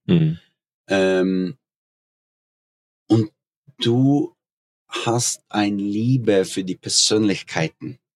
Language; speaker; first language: German; non-native, learner; Norwegian